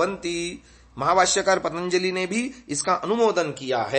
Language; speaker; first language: Hindi; native; Hindi